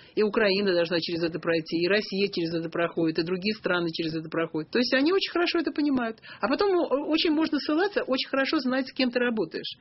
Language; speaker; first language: Russian; native; Russian